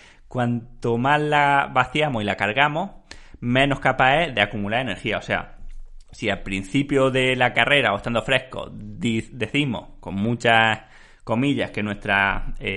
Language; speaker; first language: Spanish; native; Spanish